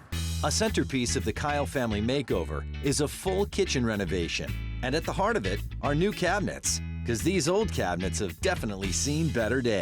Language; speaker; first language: English; native; English